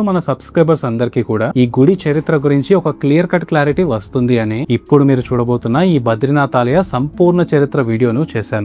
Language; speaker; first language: Telugu; native; Telugu